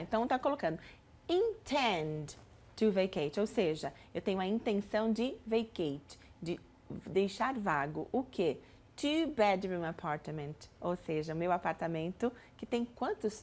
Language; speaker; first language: Portuguese; native; Portuguese